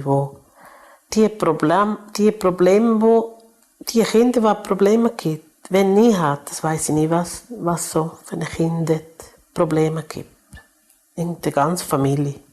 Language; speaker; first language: German; non-native, learner; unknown